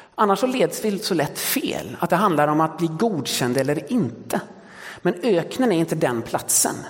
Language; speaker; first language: Swedish; early bilingual, other home language; Danish